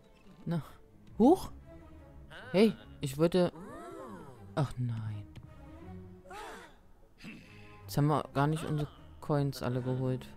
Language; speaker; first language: German; native; German